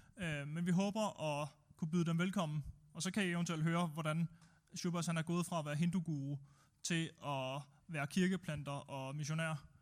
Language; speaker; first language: Danish; native; Danish